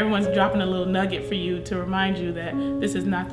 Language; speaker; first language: English; native; English